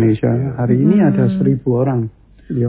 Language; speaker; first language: Indonesian; early bilingual, heritage; Chinese